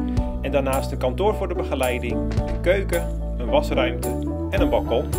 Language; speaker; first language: Dutch; native; Dutch